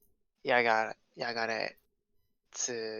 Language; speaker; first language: Japanese; non-native, learner; English